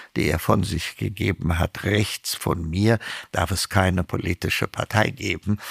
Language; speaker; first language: German; non-native, fluent; Amharic